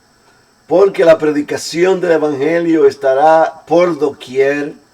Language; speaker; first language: Spanish; native; Spanish